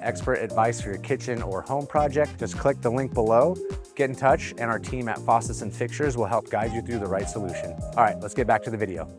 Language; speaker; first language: English; native; English